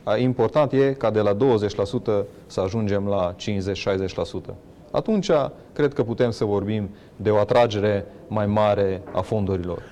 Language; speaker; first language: Romanian; non-native, local second language; Hungarian